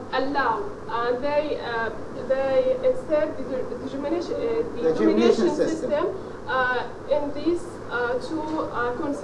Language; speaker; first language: English; non-native, learner; Arabic